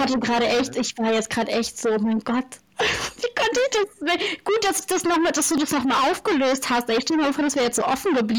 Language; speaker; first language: German; native; German